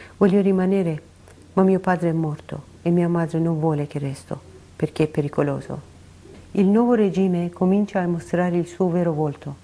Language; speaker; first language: Italian; non-native, fluent; Persian